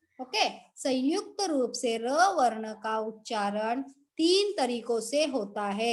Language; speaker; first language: Hindi; non-native, local second language; Marathi